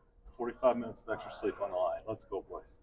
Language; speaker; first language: English; native; English